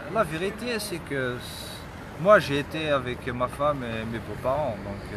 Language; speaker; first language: French; non-native, local second language; Arabic